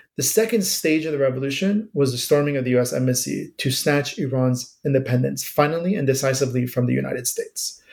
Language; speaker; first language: English; early bilingual, other home language; Persian